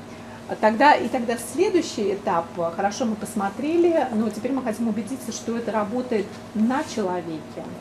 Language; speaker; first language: Russian; native; Russian